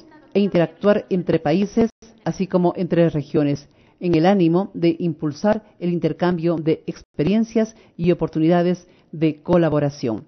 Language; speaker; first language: Spanish; native; Spanish